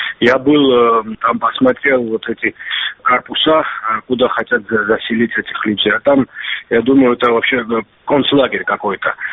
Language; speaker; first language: Russian; non-native, local second language; Georgian